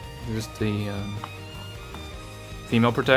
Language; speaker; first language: English; native; English